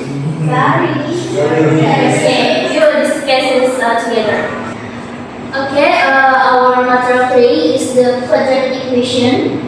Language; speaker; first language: English; non-native, learner; Indonesian